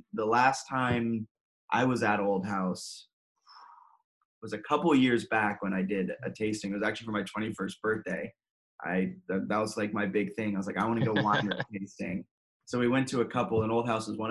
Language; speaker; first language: English; native; English